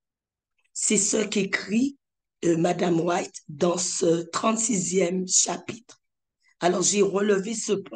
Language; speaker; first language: French; native; French